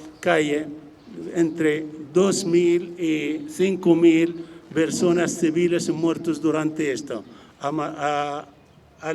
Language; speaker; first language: Spanish; non-native, fluent; Arabic